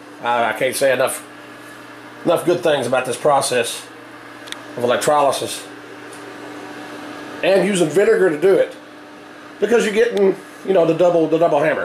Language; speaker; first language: English; native; English